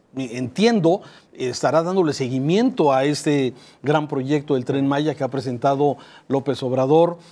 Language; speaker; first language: Spanish; native; Spanish